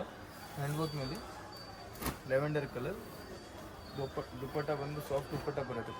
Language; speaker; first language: Kannada; non-native, local second language; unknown